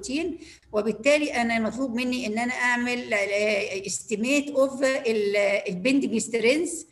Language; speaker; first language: Arabic; native; Arabic